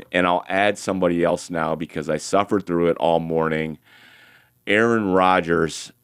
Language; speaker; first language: English; native; English